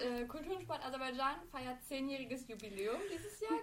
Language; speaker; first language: German; early bilingual, other home language; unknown